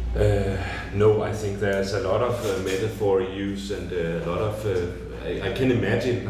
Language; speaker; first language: English; non-native, fluent; Danish